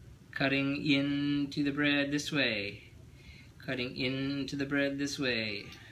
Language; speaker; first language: English; native; English